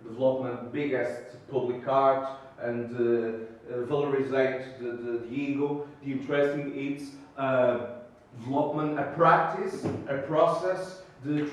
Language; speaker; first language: English; non-native, learner; Portuguese